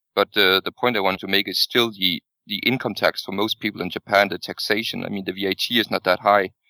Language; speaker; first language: English; non-native, fluent; Danish